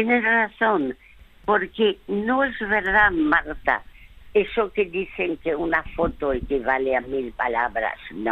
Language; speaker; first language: Spanish; early bilingual, other home language; French